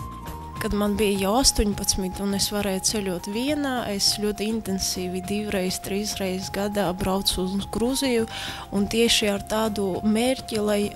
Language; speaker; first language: Latvian; early bilingual, other home language; Georgian